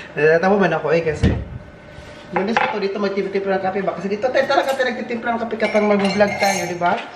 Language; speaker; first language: Filipino; non-native, local second language; Cebuano